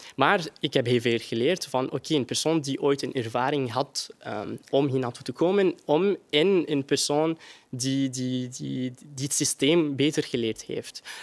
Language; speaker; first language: Dutch; non-native, fluent; Arabic